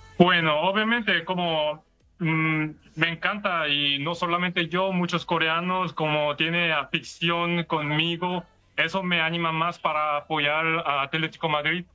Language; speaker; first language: Spanish; non-native, learner; Korean